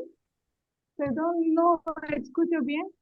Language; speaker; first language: Spanish; non-native, learner; Japanese